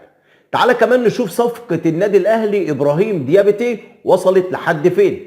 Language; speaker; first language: Arabic; native; Arabic